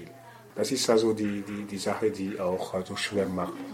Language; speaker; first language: German; non-native, learner; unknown